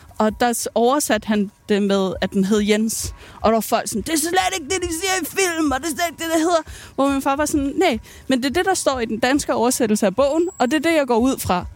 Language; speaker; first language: Danish; native; Danish